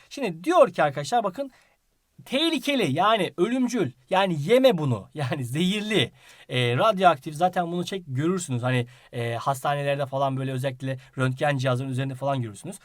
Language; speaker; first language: Turkish; native; Turkish